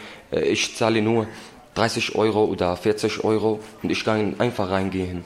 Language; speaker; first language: German; non-native, learner; Arabic